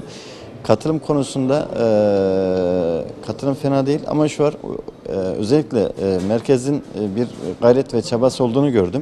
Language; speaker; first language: Turkish; native; Turkish